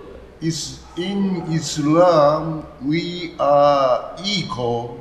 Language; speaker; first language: English; non-native, learner; Japanese